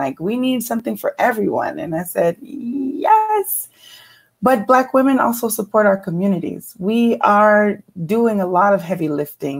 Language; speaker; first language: English; native; English